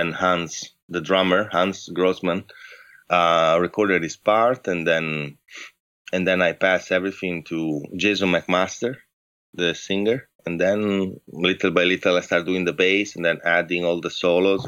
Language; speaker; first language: English; non-native, fluent; Italian